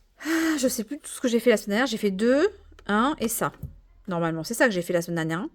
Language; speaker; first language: French; native; French